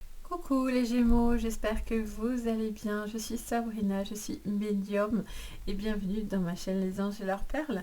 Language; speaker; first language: French; native; French